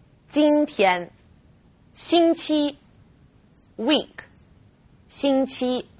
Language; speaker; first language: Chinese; non-native, fluent; English